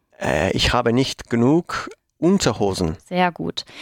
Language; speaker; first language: German; non-native, fluent; Spanish